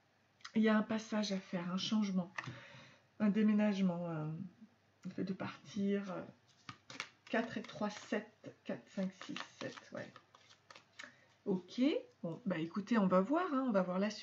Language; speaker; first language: French; native; French